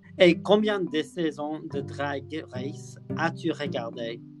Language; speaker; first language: French; non-native, learner; English